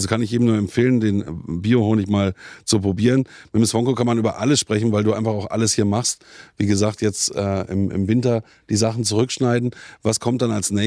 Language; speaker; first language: German; native; German